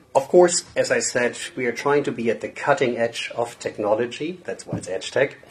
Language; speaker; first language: English; non-native, fluent; German